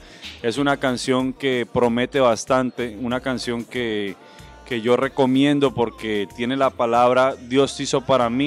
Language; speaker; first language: Spanish; native; Spanish